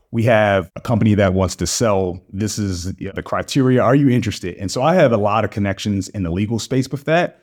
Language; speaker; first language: English; native; English